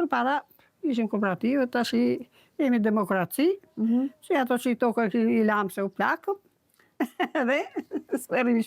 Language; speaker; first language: Albanian; native; Albanian